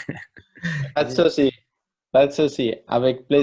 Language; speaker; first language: French; non-native, fluent; Spanish